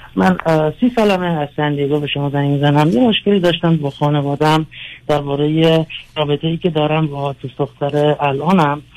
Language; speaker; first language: Persian; early bilingual, other home language; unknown